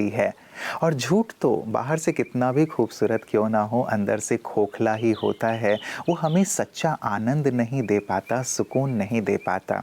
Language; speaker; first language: Hindi; native; Hindi